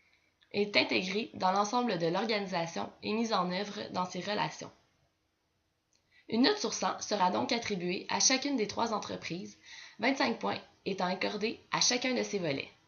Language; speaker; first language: French; native; French